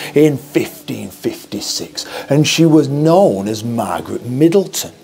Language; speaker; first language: English; native; English